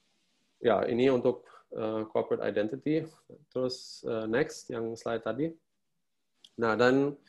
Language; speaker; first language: Indonesian; non-native, fluent; German